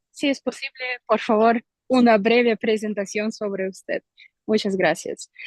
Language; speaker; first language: Spanish; non-native, learner; Russian